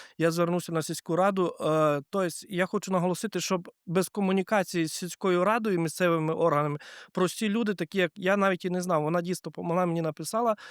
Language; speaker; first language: Ukrainian; native; Ukrainian